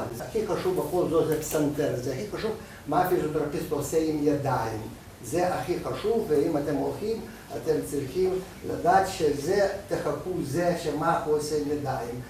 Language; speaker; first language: Hebrew; non-native, fluent; Russian